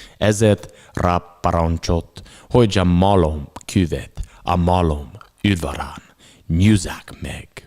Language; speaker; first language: Hungarian; non-native, learner; English